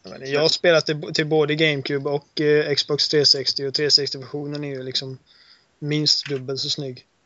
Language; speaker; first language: Swedish; native; Swedish